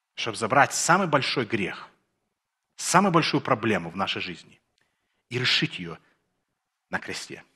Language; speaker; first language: Russian; early bilingual, heritage; Russian